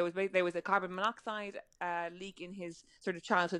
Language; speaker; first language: English; native; English